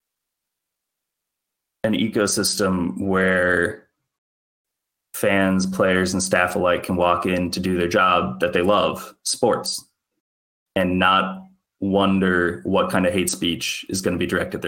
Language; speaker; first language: English; native; English